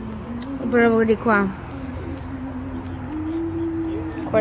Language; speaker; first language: Italian; early bilingual, heritage; Italian